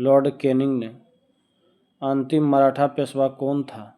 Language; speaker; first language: Hindi; native; Hindi